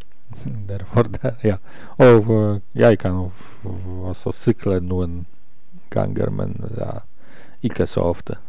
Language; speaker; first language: Swedish; non-native, learner; Norwegian